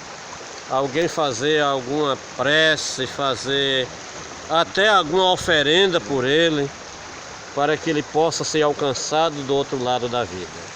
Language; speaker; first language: Portuguese; native; Portuguese